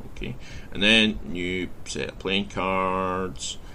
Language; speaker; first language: English; native; English